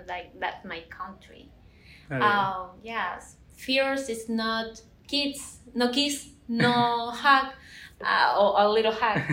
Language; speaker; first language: English; non-native, learner; Spanish